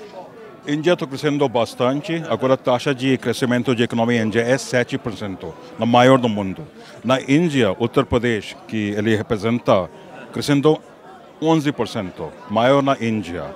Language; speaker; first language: Portuguese; non-native, fluent; Hindi